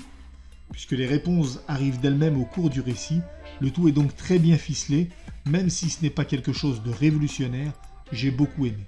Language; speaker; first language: French; native; French